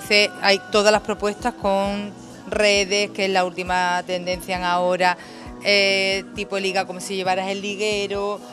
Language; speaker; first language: Spanish; native; Spanish